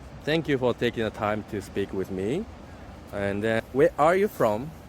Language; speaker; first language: English; non-native, learner; Japanese